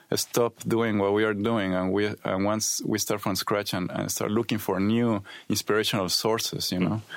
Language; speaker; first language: English; non-native, fluent; Spanish